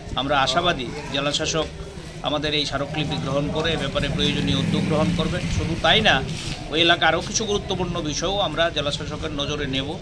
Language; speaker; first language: Bangla; native; Bangla